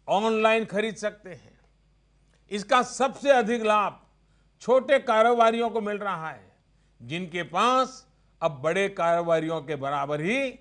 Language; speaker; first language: Hindi; non-native, local second language; Gujarati